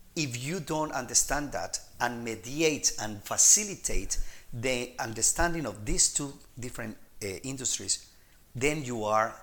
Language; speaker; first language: English; non-native, fluent; Spanish